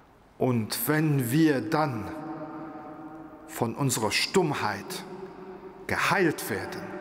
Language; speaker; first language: German; non-native, local second language; Luxembourgish